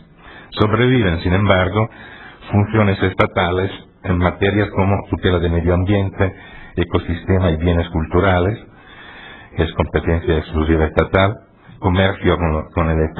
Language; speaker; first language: Spanish; non-native, fluent; Italian